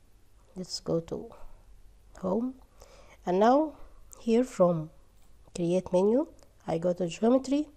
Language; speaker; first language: English; non-native, fluent; Arabic